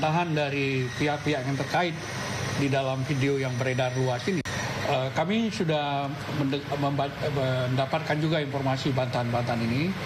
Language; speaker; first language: Indonesian; native; Indonesian